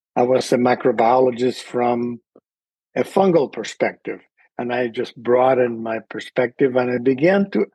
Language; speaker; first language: English; early bilingual, other home language; Spanish